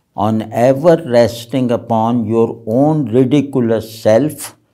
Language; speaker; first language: English; non-native, local second language; Urdu